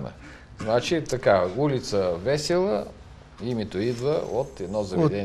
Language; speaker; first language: Bulgarian; native; Bulgarian